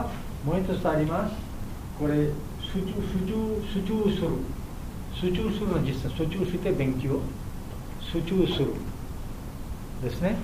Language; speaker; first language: Japanese; non-native, learner; Bangla